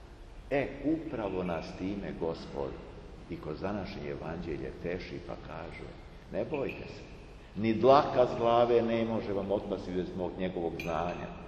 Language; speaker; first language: Serbian; native; Serbian